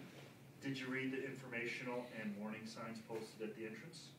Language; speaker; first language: English; native; English